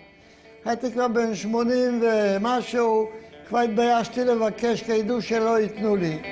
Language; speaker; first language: Hebrew; non-native, fluent; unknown